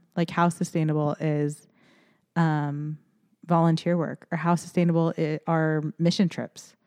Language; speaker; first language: English; early bilingual, other home language; Filipino